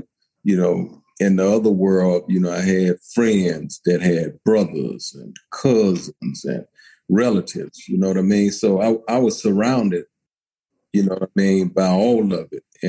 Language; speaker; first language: English; native; English